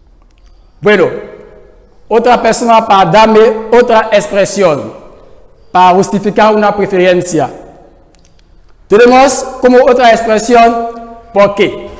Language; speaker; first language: Spanish; non-native, fluent; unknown